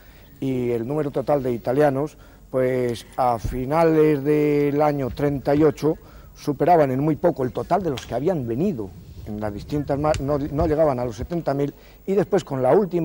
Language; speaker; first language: Spanish; native; Spanish